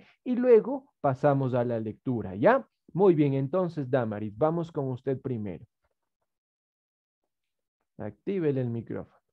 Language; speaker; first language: Spanish; native; Spanish